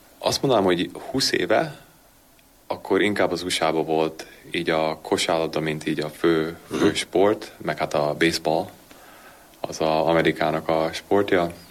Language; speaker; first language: Hungarian; early bilingual, heritage; Hungarian